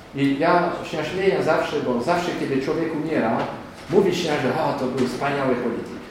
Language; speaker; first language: Polish; non-native, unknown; French